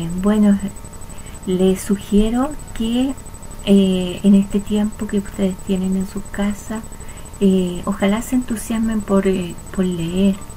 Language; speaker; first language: Spanish; native; Spanish